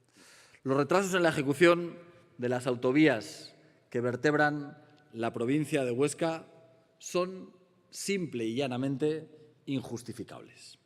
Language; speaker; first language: Spanish; native; Spanish